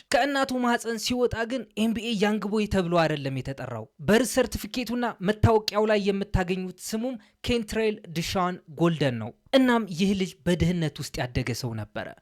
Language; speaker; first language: Amharic; native; Amharic